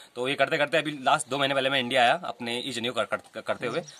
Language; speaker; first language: Hindi; native; Hindi